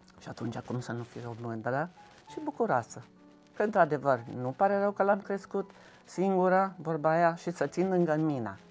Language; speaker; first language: Romanian; non-native, local second language; Hungarian